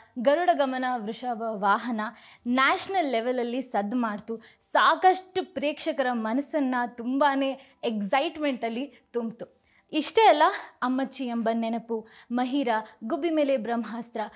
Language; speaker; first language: Kannada; native; Kannada